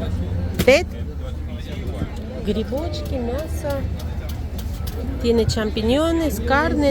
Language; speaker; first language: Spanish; non-native, fluent; Russian